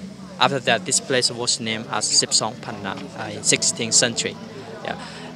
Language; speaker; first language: English; non-native, learner; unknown